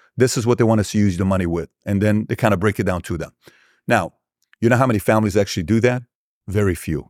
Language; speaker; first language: English; early bilingual, other home language; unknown